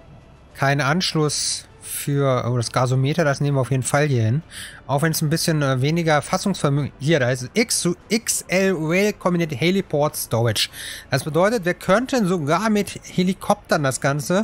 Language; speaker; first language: German; native; German